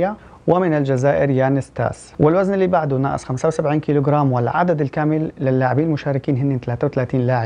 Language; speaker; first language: Arabic; early bilingual, heritage; Arabic